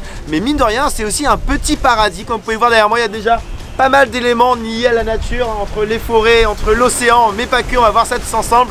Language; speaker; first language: French; native; French